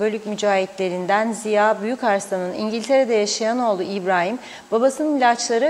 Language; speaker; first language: Turkish; native; Turkish